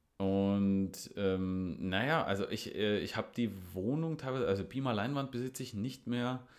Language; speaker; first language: German; native; German